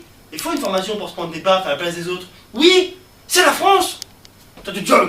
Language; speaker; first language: French; native; French